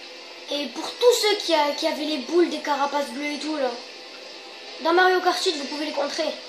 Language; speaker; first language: French; native; French